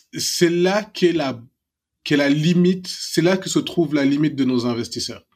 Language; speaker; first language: French; non-native, local second language; Wolof